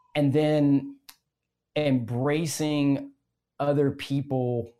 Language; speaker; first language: English; native; English